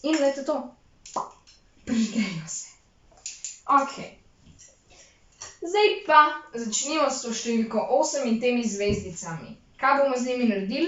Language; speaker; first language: Slovenian; native; Slovenian